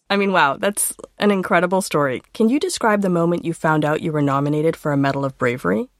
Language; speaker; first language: English; native; English